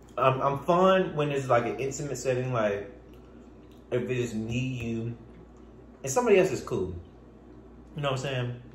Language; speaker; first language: English; native; English